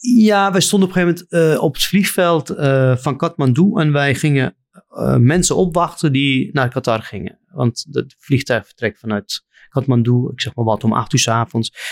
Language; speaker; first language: Dutch; non-native, fluent; Arabic